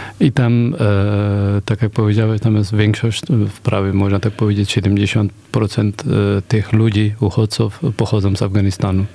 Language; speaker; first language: Polish; non-native, fluent; Persian